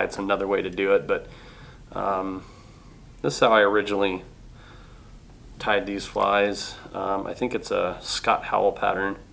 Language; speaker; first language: English; native; English